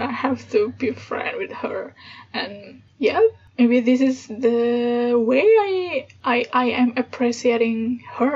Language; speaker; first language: English; non-native, fluent; Indonesian